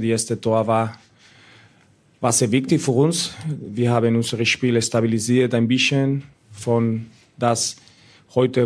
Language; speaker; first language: German; non-native, learner; Spanish